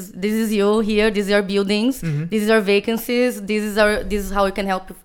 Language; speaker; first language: English; non-native, fluent; Portuguese